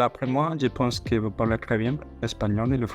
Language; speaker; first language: French; non-native, fluent; Spanish